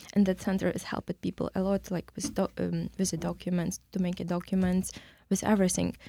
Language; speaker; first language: English; non-native, learner; Ukrainian